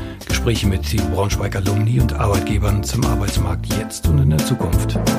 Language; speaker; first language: German; native; German